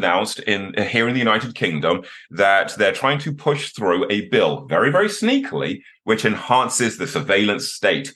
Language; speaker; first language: English; native; English